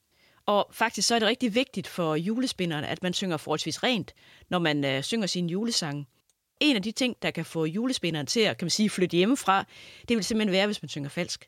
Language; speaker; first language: Danish; native; Danish